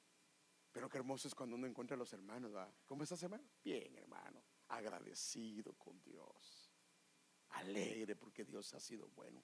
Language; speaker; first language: Spanish; native; Spanish